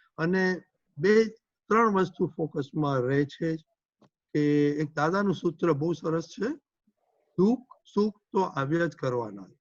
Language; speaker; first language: Gujarati; early bilingual, heritage; Gujarati